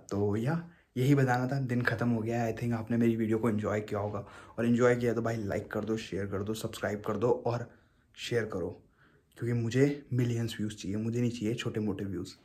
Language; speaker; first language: Hindi; native; Hindi